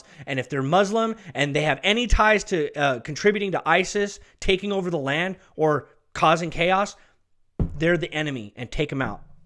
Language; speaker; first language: English; native; English